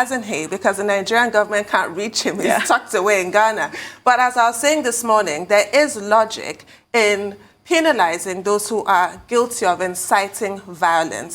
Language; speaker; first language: English; native; English